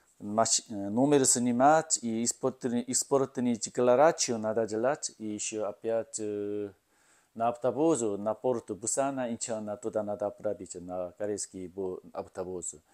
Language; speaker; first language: Russian; non-native, learner; Korean